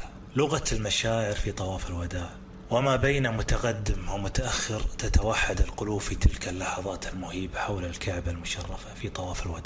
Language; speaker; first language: Arabic; native; Arabic